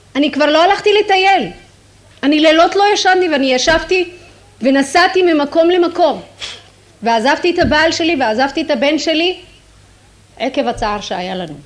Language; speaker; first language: Hebrew; native; Hebrew